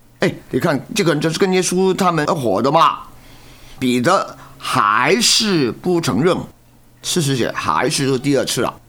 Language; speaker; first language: Chinese; non-native, local second language; Cantonese